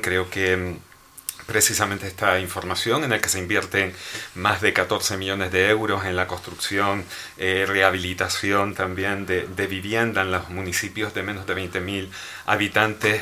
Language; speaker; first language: Spanish; native; Spanish